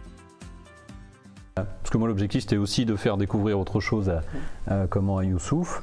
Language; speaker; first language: French; native; French